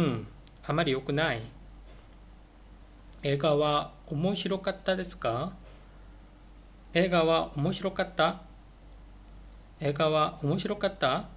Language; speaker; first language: Japanese; non-native, learner; Korean